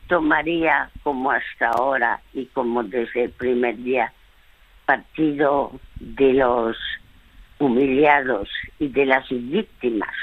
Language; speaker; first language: Spanish; early bilingual, other home language; French